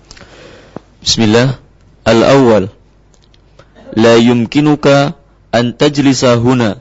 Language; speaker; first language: Arabic; non-native, learner; Indonesian